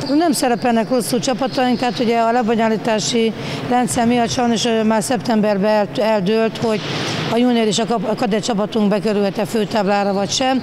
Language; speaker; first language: Hungarian; native; Hungarian